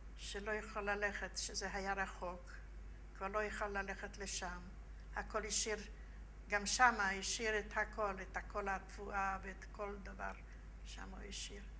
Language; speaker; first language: Hebrew; non-native, fluent; Yiddish